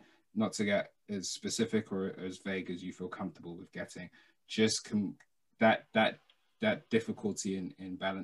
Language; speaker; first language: English; native; English